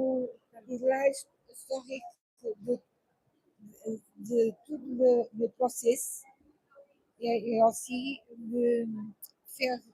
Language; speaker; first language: French; non-native, learner; Portuguese